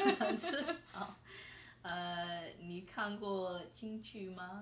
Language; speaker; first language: Chinese; non-native, learner; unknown